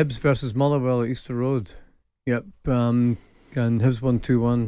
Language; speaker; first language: English; native; English